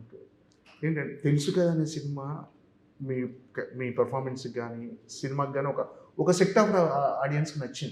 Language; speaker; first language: Telugu; native; Telugu